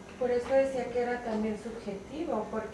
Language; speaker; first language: Spanish; native; Spanish